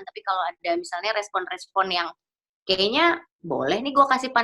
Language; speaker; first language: Indonesian; native; Indonesian